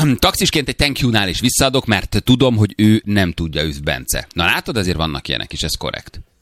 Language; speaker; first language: Hungarian; native; Hungarian